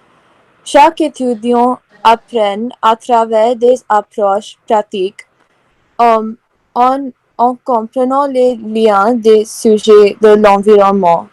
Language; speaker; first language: French; non-native, learner; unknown